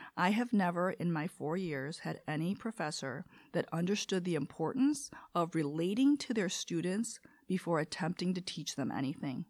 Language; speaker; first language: English; early bilingual, other home language; Korean